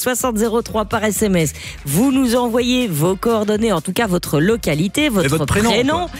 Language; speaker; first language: French; native; French